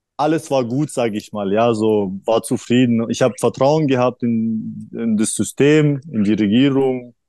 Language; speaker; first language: German; early bilingual, other home language; Russian